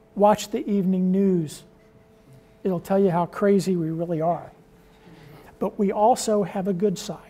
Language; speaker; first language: English; native; English